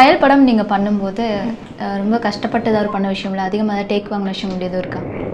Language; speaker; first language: Tamil; native; Tamil